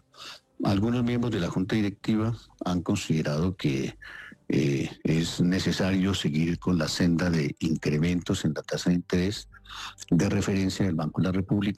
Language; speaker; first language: Spanish; native; Spanish